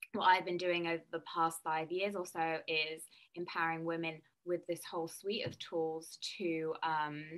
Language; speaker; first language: English; native; English